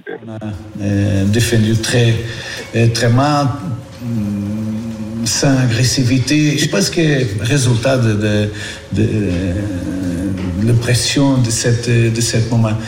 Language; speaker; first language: French; non-native, learner; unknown